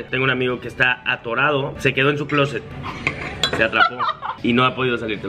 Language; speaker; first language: Spanish; native; Spanish